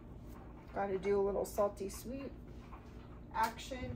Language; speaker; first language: English; native; English